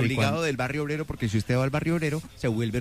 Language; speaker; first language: Spanish; native; Spanish